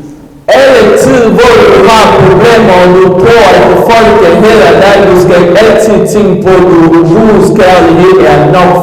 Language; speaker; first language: Danish; early bilingual, other home language; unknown